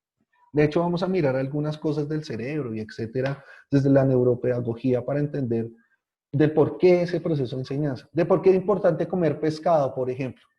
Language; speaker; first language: Spanish; native; Spanish